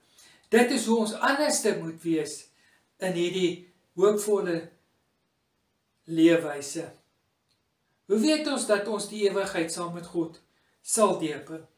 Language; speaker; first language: Afrikaans; native; Afrikaans